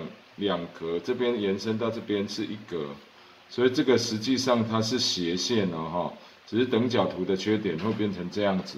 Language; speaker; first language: Chinese; native; Chinese